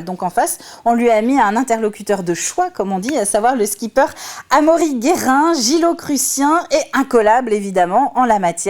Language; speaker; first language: French; native; French